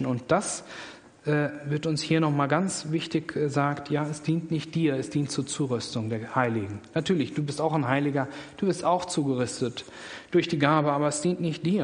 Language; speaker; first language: German; native; German